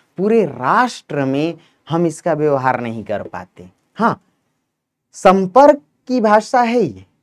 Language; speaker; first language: Hindi; native; Hindi